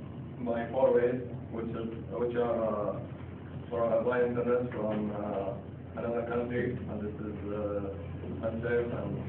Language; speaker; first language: English; non-native, learner; Arabic